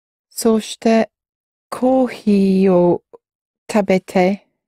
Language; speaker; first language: Japanese; non-native, learner; English